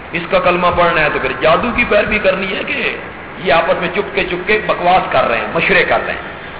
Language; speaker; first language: Urdu; non-native, local second language; Punjabi